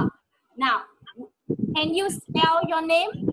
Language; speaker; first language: English; non-native, fluent; Vietnamese